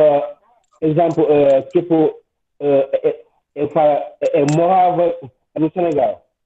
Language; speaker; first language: Portuguese; non-native, learner; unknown